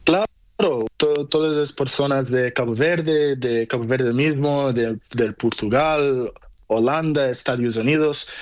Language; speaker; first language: Spanish; non-native, learner; Portuguese